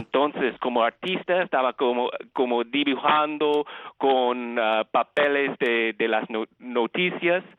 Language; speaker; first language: Spanish; early bilingual, heritage; Spanish